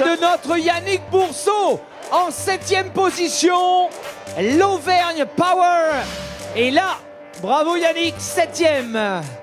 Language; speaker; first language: French; native; French